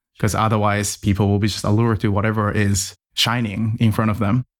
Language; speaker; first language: English; non-native, fluent; Japanese